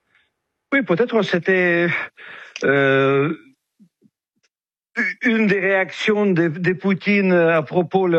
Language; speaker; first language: French; non-native, fluent; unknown